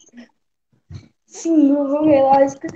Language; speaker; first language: Spanish; non-native, learner; Portuguese